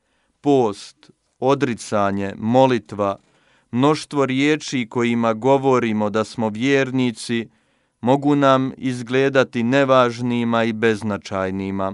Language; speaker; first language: Croatian; native; Croatian